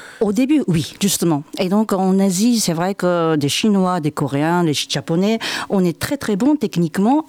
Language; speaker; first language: French; non-native, fluent; Japanese